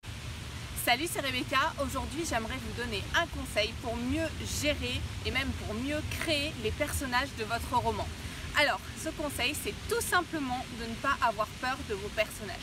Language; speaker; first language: French; native; French